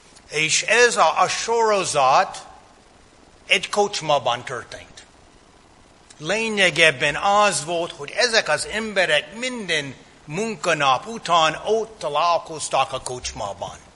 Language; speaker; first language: Hungarian; non-native, fluent; English